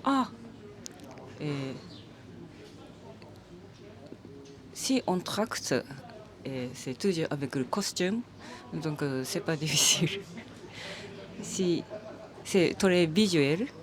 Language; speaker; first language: French; non-native, learner; Japanese